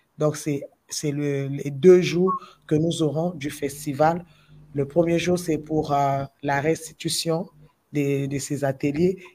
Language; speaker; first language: French; non-native, local second language; Lingala